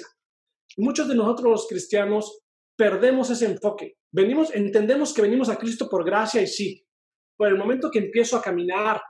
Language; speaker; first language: Spanish; native; Spanish